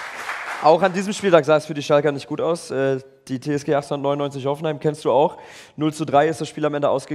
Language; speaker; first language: German; native; German